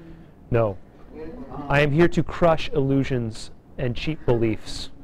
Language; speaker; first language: English; native; English